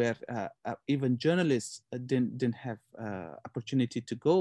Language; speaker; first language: English; non-native, local second language; Hazaragi